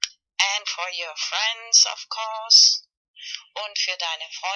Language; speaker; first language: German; non-native, learner; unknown